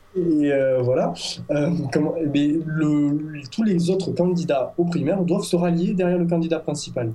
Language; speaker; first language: French; native; French